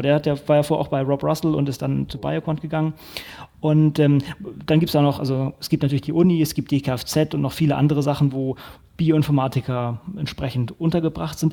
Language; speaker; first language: German; native; German